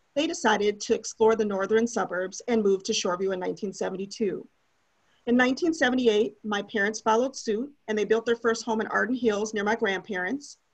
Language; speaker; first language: English; native; English